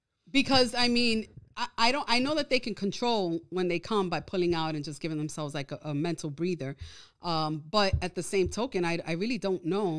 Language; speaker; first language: English; early bilingual, other home language; Spanish